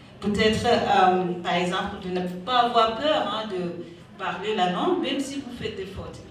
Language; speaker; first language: French; non-native, fluent; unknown